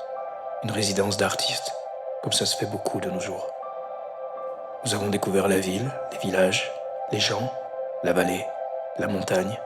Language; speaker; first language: French; native; French